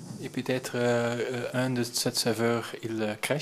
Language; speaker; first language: French; non-native, learner; Dutch